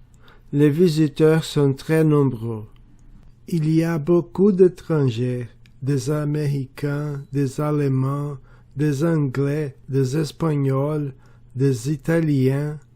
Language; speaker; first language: French; non-native, learner; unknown